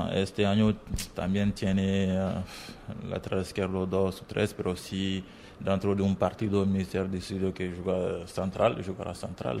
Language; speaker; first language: Spanish; non-native, learner; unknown